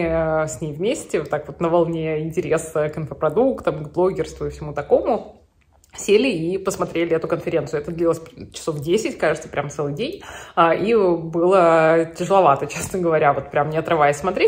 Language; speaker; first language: Russian; native; Russian